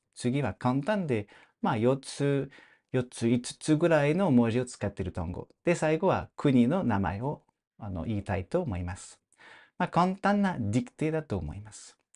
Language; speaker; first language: Japanese; non-native, fluent; French